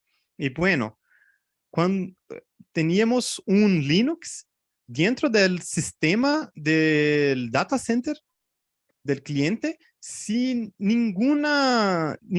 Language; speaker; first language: Spanish; non-native, fluent; Portuguese